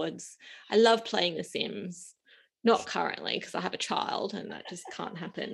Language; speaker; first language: English; native; English